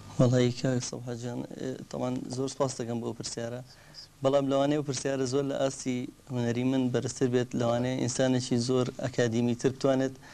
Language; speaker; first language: Central Kurdish; native; Central Kurdish